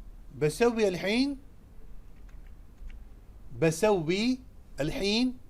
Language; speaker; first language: Arabic; non-native, fluent; Urdu